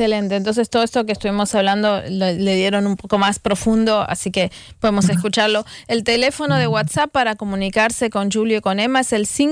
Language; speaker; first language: Spanish; native; Spanish